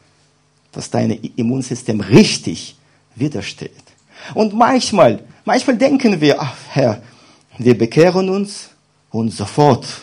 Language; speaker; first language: German; non-native, fluent; Russian